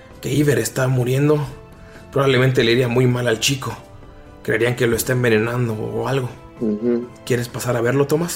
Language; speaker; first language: Spanish; native; Spanish